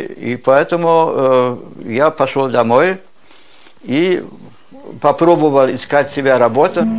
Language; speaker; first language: Russian; non-native, learner; German